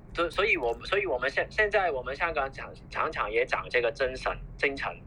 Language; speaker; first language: Chinese; non-native, fluent; Cantonese